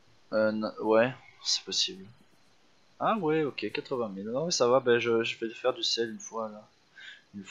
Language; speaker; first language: French; native; French